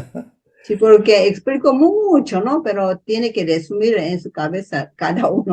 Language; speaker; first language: Spanish; non-native, learner; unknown